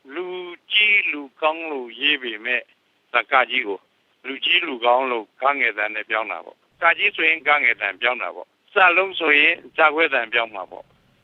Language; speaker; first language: Burmese; native; Burmese